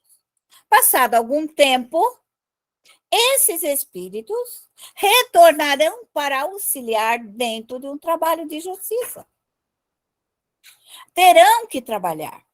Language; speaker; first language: Portuguese; native; Portuguese